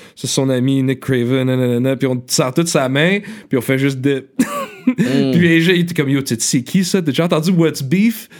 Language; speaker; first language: French; native; French